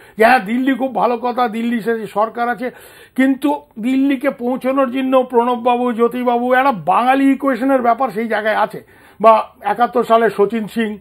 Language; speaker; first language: Bangla; native; Bangla